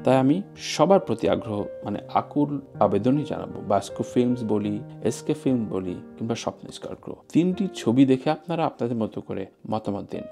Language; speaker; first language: Bangla; native; Bangla